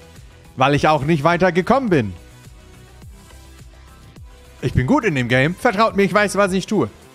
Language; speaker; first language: German; native; German